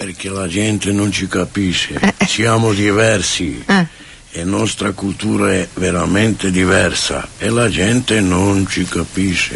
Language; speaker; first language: Italian; non-native, fluent; Romany